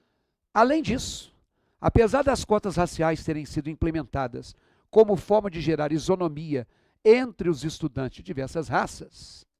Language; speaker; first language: Portuguese; native; Portuguese